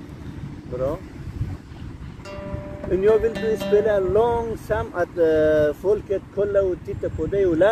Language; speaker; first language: Swedish; non-native, learner; Persian